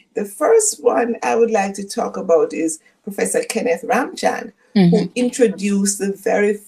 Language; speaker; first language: English; non-native, local second language; Jamaican Creole English